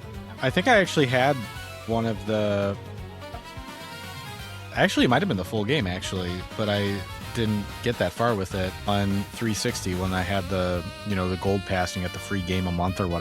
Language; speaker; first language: English; native; English